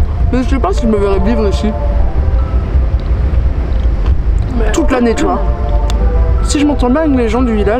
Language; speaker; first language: French; native; French